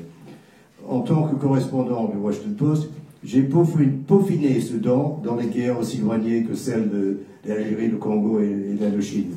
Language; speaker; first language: French; non-native, fluent; English